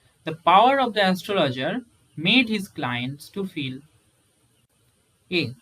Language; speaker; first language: English; non-native, local second language; Bangla